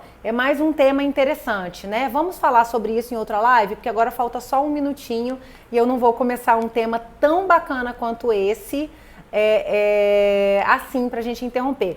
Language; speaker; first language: Portuguese; native; Portuguese